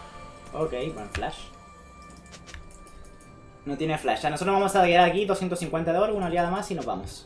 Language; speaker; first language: Spanish; native; Spanish